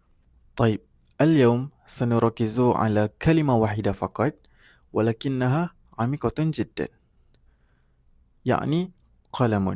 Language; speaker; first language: Arabic; non-native, fluent; Malay